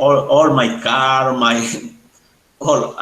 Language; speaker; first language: English; non-native, learner; Spanish